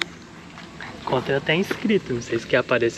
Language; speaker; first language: Portuguese; native; Portuguese